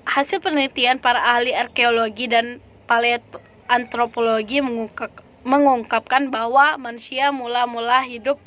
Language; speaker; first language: Indonesian; native; Indonesian